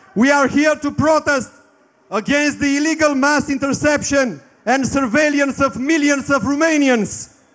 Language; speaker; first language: English; non-native, fluent; Romanian